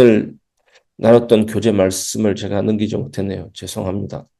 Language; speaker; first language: Korean; native; Korean